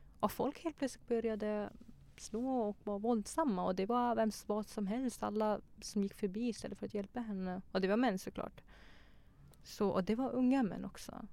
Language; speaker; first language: Swedish; early bilingual, other home language; Persian